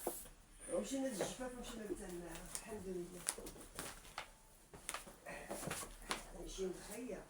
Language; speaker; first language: Arabic; native; Arabic